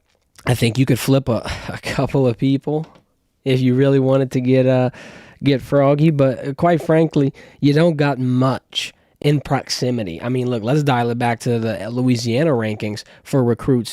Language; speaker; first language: English; native; English